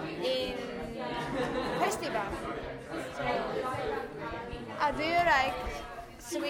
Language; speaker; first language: English; non-native, learner; Japanese